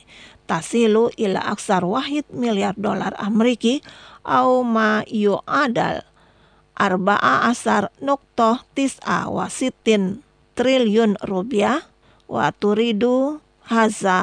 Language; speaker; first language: Arabic; non-native, fluent; Indonesian